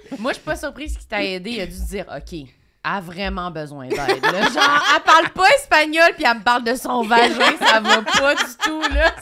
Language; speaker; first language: French; native; French